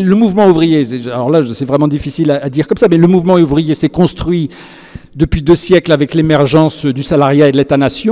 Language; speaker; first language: French; native; French